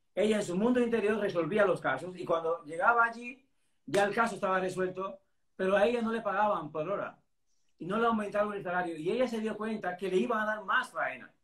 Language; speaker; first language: Spanish; native; Spanish